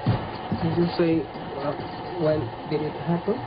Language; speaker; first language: English; non-native, fluent; Japanese